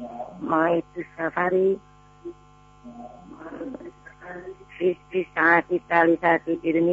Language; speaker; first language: Arabic; non-native, learner; Indonesian